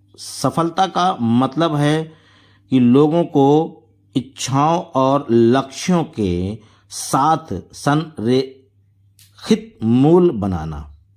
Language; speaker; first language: Hindi; native; Hindi